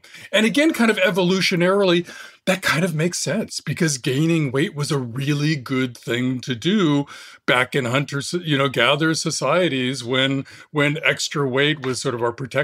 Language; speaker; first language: English; native; English